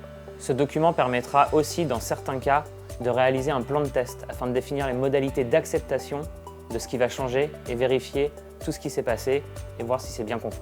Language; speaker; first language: French; native; French